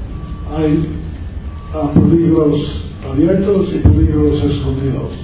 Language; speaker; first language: Spanish; non-native, learner; English